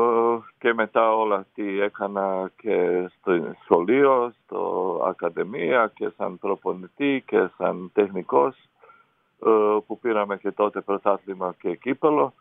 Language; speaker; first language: Greek; non-native, fluent; Croatian